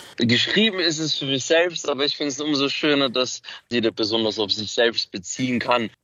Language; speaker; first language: German; early bilingual, other home language; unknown